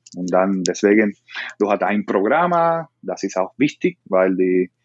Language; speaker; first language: German; non-native, fluent; Spanish